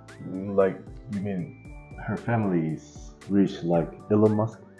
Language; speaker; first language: English; non-native, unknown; Korean